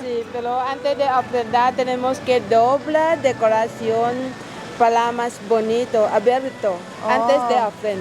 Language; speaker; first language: Spanish; non-native, learner; Thai